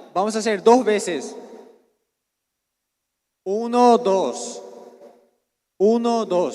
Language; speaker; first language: Spanish; native; Spanish